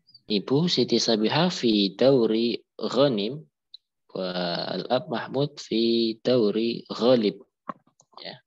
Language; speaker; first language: Arabic; non-native, fluent; Indonesian